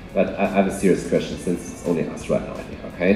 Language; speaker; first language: English; non-native, fluent; German